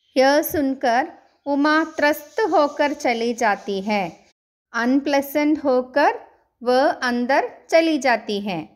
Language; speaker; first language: Hindi; non-native, local second language; Malayalam